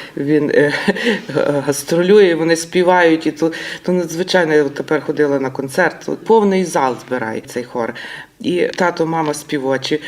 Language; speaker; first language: Ukrainian; native; Ukrainian